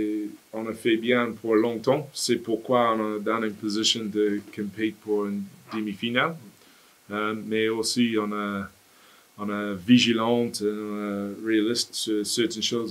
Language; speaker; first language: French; non-native, fluent; English